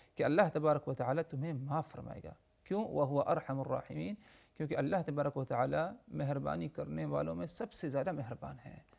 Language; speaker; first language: Urdu; native; Urdu